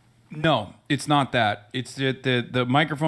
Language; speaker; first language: English; native; English